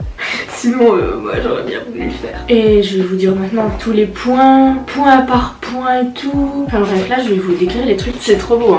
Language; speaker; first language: French; native; French